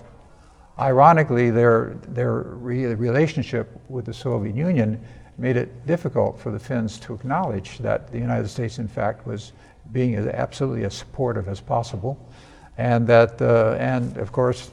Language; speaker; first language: English; native; English